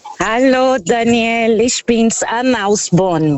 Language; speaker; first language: German; non-native, learner; Portuguese